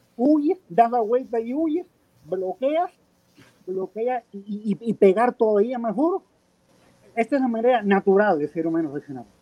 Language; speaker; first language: Spanish; native; Spanish